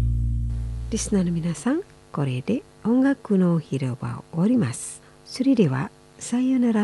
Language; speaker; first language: Japanese; non-native, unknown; Indonesian